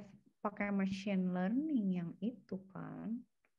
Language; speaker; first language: Indonesian; native; Indonesian